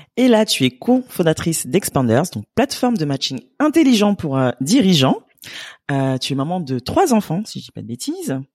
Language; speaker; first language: French; native; French